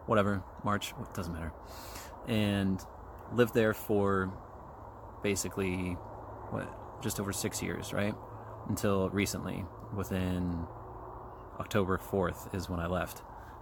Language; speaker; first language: English; native; English